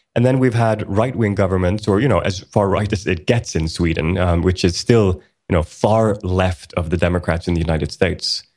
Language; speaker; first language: English; early bilingual, other home language; Swedish